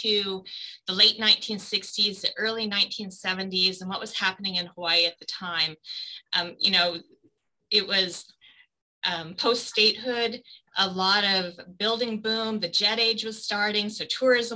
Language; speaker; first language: English; native; English